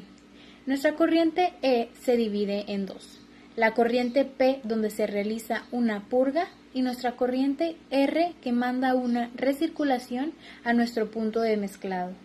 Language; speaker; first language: Spanish; native; Spanish